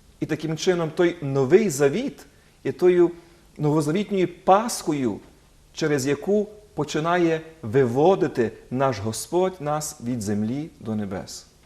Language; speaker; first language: Ukrainian; native; Ukrainian